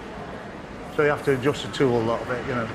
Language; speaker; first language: English; native; English